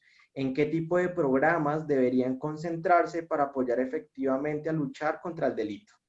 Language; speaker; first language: Spanish; native; Spanish